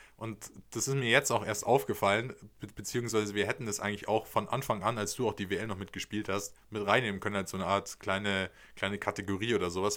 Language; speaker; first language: German; native; German